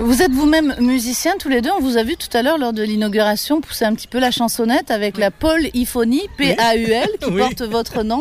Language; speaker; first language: French; native; French